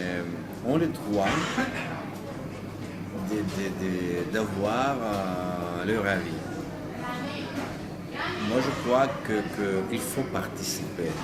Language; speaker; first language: French; non-native, fluent; Greek